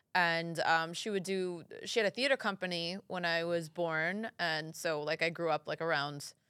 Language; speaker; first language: English; early bilingual, other home language; Italian